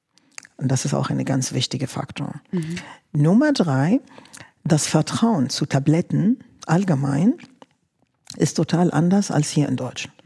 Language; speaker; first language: German; non-native, fluent; Arabic